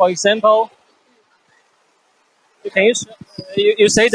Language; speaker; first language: English; non-native, fluent; Chinese